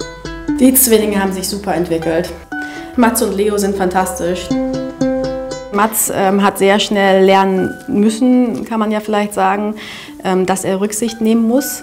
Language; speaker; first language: German; native; German